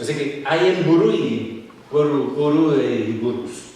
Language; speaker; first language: Basque; non-native, fluent; English